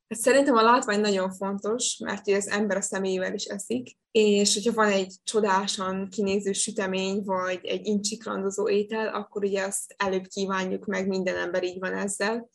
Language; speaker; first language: Hungarian; native; Hungarian